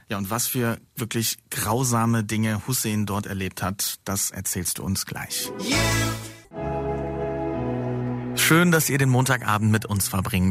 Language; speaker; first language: German; native; German